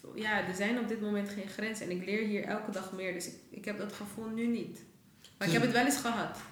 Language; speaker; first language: Dutch; early bilingual, other home language; Persian